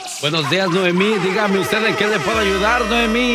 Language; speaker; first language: Spanish; native; Spanish